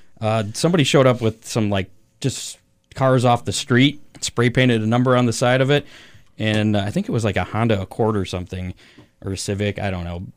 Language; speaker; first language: English; native; English